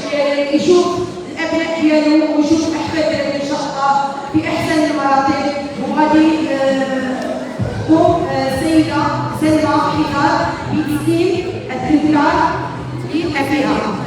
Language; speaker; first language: Arabic; native; Arabic